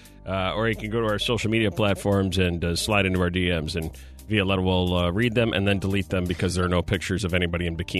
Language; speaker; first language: English; native; English